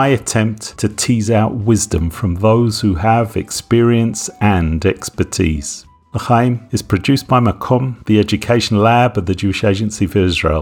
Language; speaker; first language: English; native; English